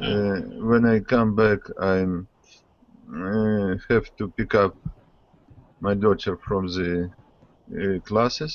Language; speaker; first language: English; non-native, learner; Russian